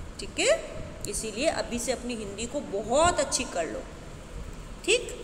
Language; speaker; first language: Hindi; native; Hindi